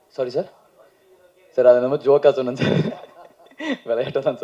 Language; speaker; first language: Tamil; native; Tamil